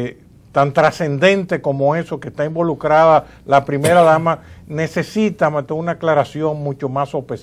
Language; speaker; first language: Spanish; native; Spanish